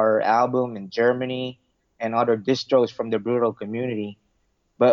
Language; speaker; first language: English; non-native, local second language; Filipino